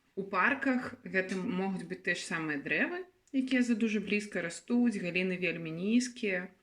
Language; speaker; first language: Belarusian; native; Belarusian